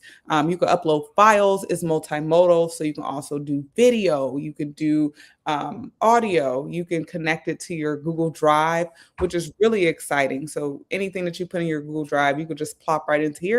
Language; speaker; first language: English; native; English